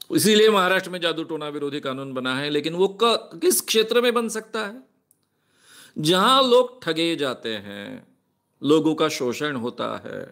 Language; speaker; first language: Hindi; non-native, local second language; Marathi